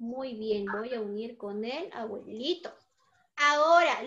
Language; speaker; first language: Spanish; native; Spanish